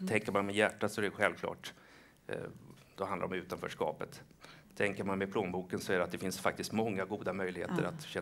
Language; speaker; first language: Swedish; native; Swedish